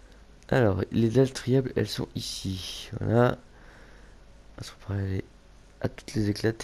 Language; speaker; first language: French; native; French